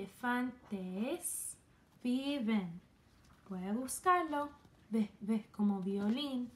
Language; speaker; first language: Spanish; non-native, fluent; English